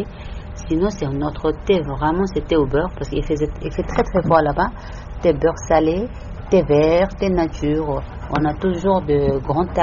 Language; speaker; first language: French; non-native, learner; Tibetan